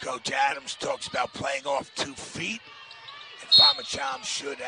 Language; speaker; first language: English; native; English